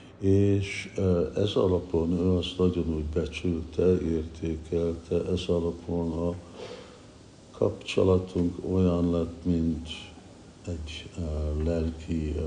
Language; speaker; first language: Hungarian; early bilingual, heritage; Hungarian